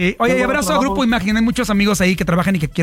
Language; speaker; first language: Spanish; native; Spanish